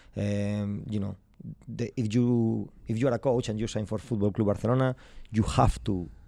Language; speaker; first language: English; non-native, fluent; Spanish